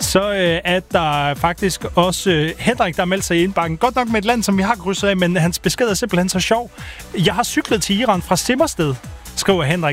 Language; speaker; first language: Danish; native; Danish